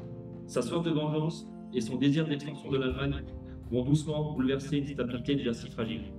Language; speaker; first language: French; native; French